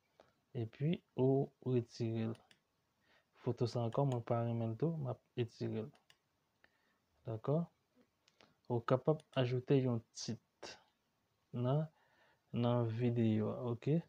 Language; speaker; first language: French; non-native, learner; Haitian Creole